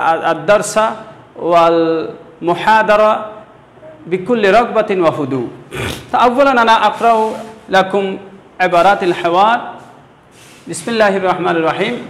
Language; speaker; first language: Arabic; non-native, fluent; Bangla